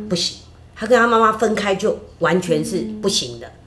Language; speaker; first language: Chinese; native; Chinese